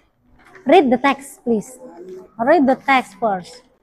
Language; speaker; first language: English; non-native, learner; Indonesian